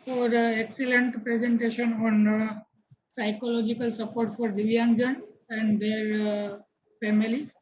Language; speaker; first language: English; non-native, local second language; Gujarati